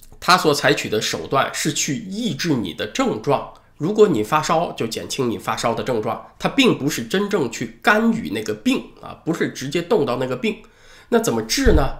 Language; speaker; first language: Chinese; native; Chinese